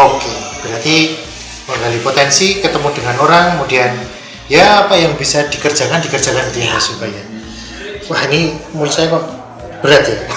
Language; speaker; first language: Indonesian; non-native, local second language; Javanese